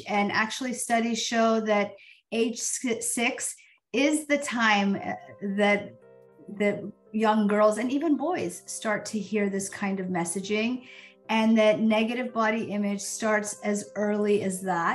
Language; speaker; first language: English; native; English